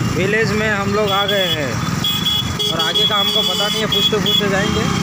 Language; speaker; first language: Hindi; non-native, local second language; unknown